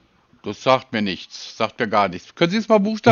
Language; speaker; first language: German; native; German